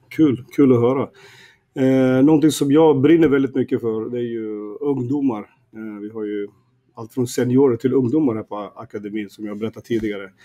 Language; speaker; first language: Swedish; early bilingual, other home language; Kurdish